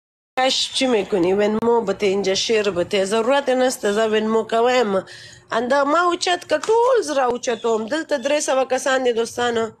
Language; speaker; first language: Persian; non-native, local second language; Pashto